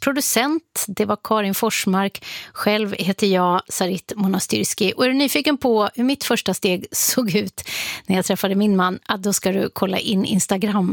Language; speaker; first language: Swedish; native; Swedish